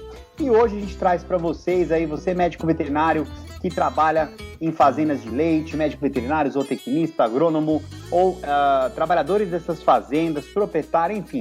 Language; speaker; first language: Portuguese; native; Portuguese